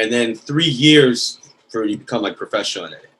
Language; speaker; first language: English; native; English